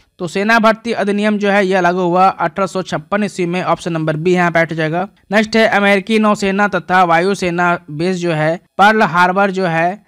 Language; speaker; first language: Hindi; native; Hindi